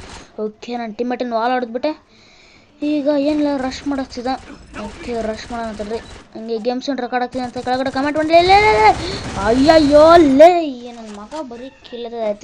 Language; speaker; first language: Kannada; native; Kannada